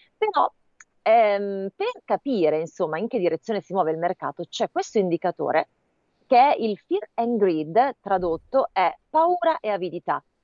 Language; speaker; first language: Italian; native; Italian